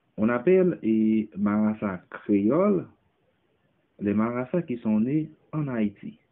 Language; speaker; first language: French; non-native, local second language; Haitian Creole